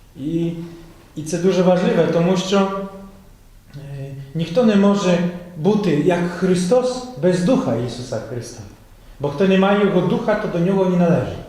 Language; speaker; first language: Ukrainian; non-native, fluent; Polish